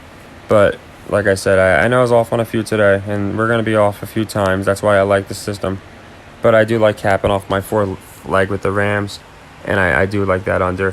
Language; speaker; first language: English; native; English